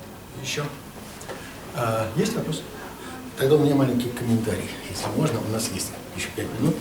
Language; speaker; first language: Russian; native; Russian